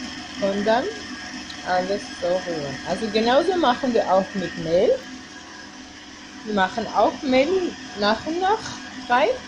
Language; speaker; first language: German; non-native, learner; Armenian